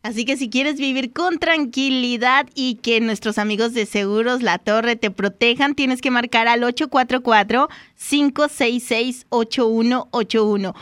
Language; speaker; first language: Spanish; native; Spanish